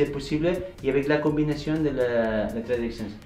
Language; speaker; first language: French; non-native, learner; Spanish